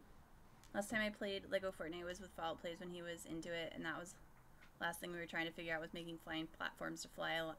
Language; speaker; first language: English; native; English